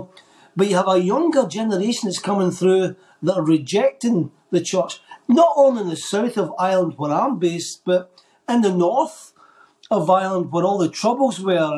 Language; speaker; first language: English; native; English